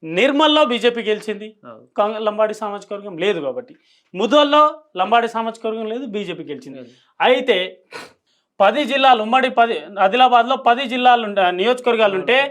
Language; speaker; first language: Telugu; native; Telugu